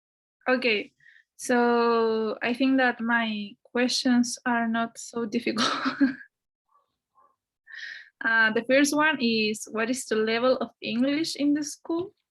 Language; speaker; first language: English; non-native, fluent; Spanish